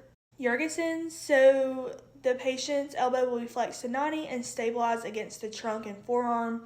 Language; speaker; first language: English; native; English